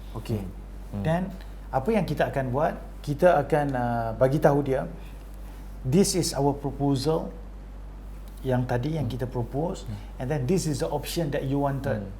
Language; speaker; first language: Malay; native; Malay